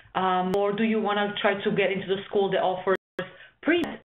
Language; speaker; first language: English; non-native, fluent; Serbian